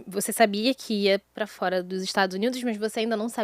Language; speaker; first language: Portuguese; native; Portuguese